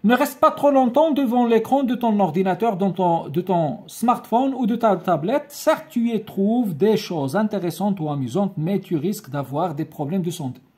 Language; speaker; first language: French; non-native, local second language; Arabic